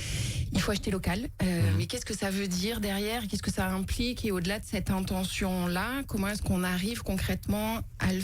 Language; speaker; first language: French; native; French